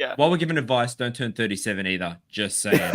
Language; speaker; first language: English; native; English